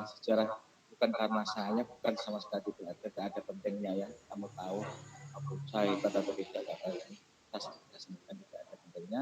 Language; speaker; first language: Indonesian; non-native, local second language; Javanese